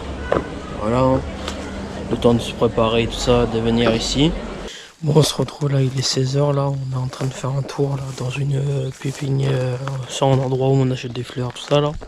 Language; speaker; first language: French; native; French